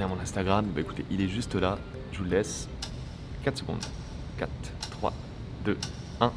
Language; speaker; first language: French; native; French